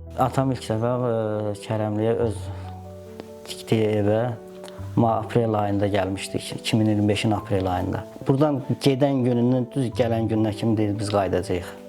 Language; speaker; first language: Azerbaijani; native; Azerbaijani